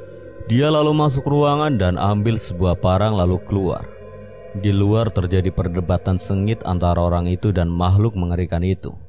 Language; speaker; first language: Indonesian; native; Indonesian